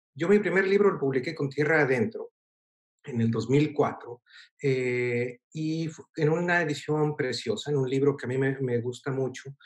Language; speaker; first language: Spanish; native; Spanish